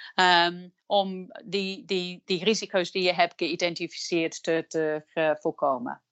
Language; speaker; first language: Dutch; non-native, fluent; English